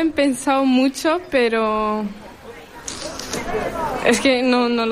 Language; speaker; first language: Spanish; early bilingual, other home language; Norwegian